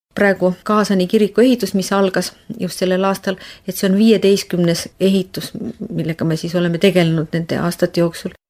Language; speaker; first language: Estonian; native; Estonian